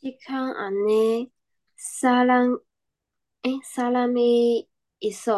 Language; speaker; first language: Korean; non-native, learner; Chinese